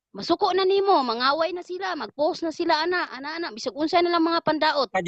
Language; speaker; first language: Cebuano; native; Cebuano